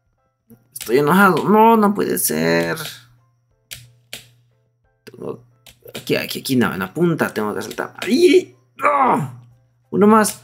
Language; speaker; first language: Spanish; native; Spanish